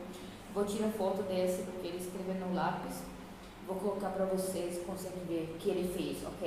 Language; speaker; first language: Portuguese; non-native, fluent; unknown